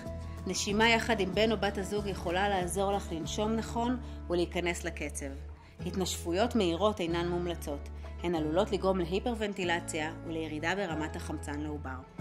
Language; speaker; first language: Hebrew; native; Hebrew